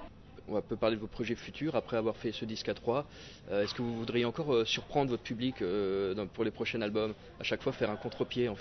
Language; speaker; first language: French; native; French